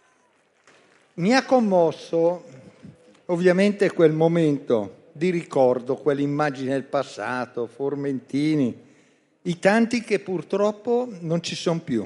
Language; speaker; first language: Italian; native; Italian